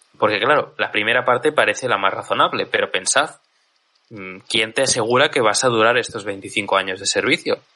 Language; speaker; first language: Spanish; native; Spanish